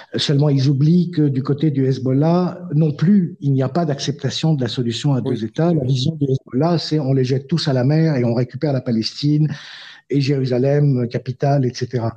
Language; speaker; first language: French; non-native, local second language; Arabic